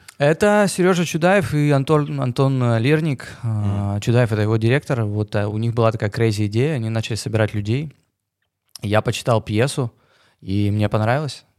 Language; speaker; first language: Russian; native; Russian